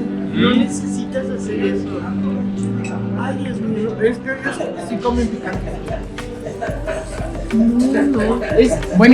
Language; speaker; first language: Spanish; native; Spanish